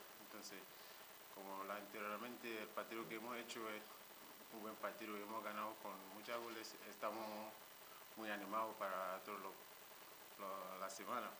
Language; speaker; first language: Spanish; non-native, learner; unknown